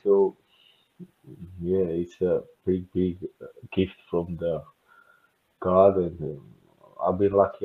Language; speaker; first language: English; non-native, fluent; Georgian